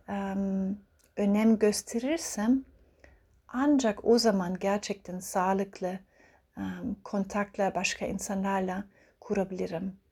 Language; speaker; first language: Turkish; early bilingual, heritage; Turkish